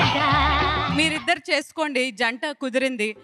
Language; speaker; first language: Telugu; native; Telugu